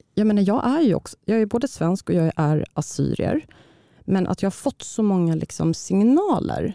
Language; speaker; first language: Swedish; early bilingual, other home language; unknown